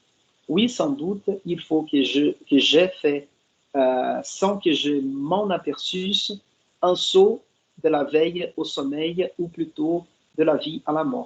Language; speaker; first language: French; non-native, fluent; Portuguese